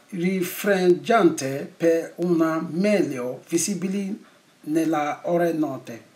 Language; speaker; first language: Italian; non-native, learner; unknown